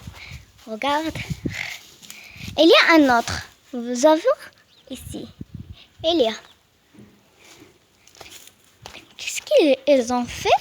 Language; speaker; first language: French; non-native, learner; Arabic